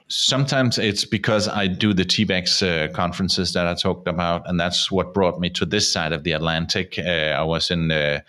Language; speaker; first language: English; non-native, fluent; Danish